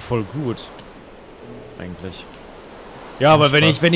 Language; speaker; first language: German; native; German